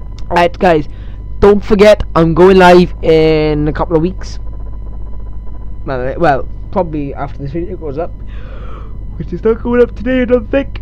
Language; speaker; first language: English; native; English